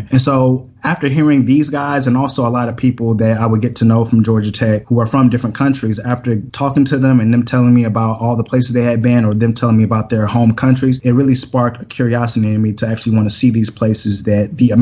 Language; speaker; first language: English; native; English